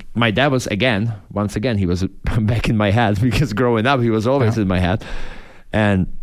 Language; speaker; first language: English; non-native, fluent; Czech